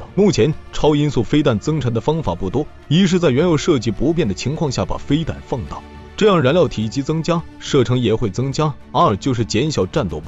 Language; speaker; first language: Chinese; native; Chinese